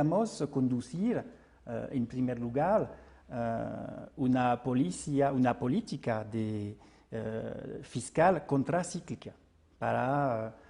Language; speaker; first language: Spanish; non-native, fluent; French